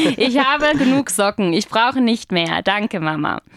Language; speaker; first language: German; non-native, fluent; Spanish